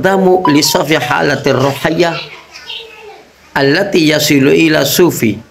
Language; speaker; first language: Arabic; non-native, fluent; Indonesian